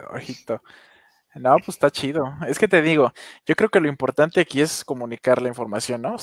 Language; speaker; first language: Spanish; native; Spanish